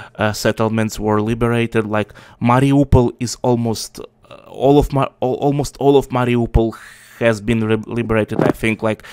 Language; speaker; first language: English; non-native, fluent; Russian